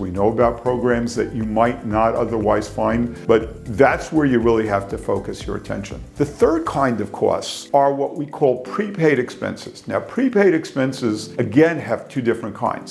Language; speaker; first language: English; native; English